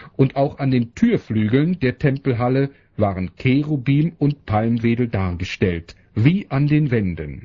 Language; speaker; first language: German; native; German